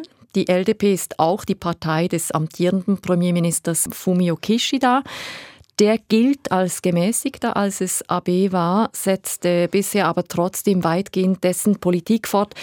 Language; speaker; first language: German; native; German